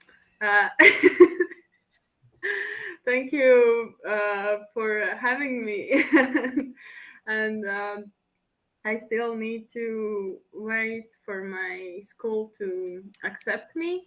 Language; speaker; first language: English; non-native, fluent; Latvian